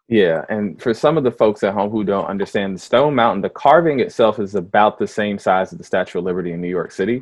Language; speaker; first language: English; native; English